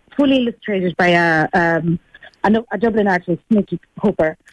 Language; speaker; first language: English; non-native, fluent; Spanish